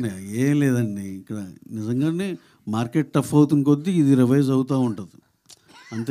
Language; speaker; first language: Telugu; native; Telugu